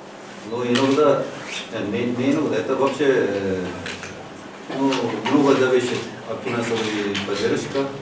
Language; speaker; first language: Russian; non-native, learner; Korean